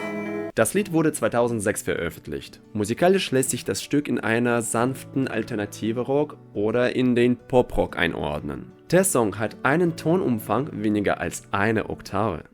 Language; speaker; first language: German; non-native, fluent; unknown